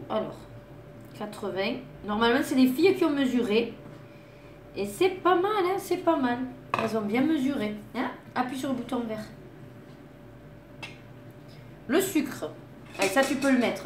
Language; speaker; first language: French; native; French